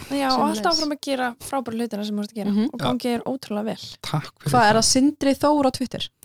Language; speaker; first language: Icelandic; native; Icelandic